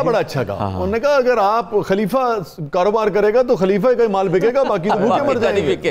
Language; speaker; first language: Urdu; native; Urdu